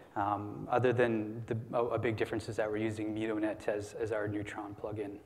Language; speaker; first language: English; native; English